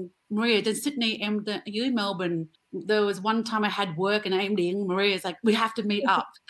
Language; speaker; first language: English; early bilingual, other home language; Vietnamese